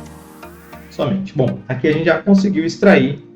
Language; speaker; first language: Portuguese; native; Portuguese